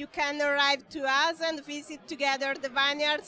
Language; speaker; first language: English; non-native, learner; Italian